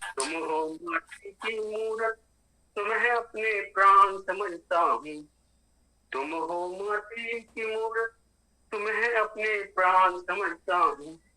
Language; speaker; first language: Hindi; native; Hindi